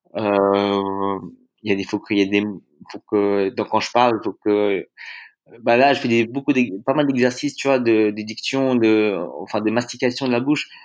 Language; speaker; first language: French; early bilingual, other home language; Vietnamese